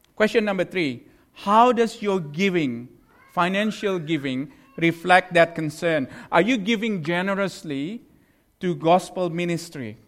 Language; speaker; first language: English; non-native, fluent; Indonesian